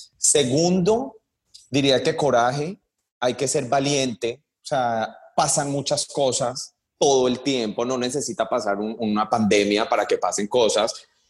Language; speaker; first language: Spanish; early bilingual, heritage; Spanish